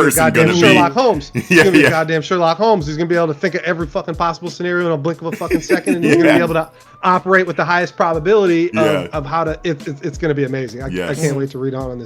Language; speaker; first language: English; native; English